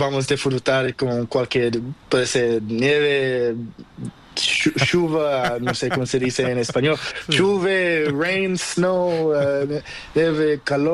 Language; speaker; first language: Spanish; non-native, learner; Portuguese